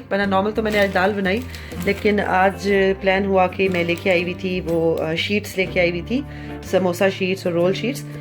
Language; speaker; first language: Urdu; native; Urdu